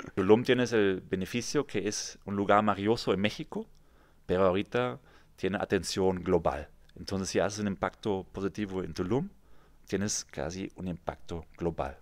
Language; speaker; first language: Spanish; non-native, fluent; German